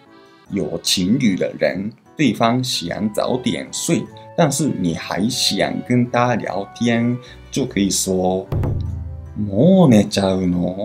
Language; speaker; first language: Chinese; non-native, fluent; Japanese